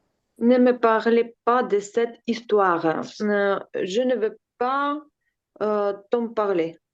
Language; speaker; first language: French; non-native, learner; Ukrainian